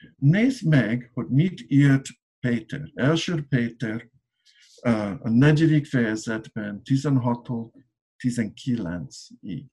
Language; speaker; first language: Hungarian; non-native, learner; English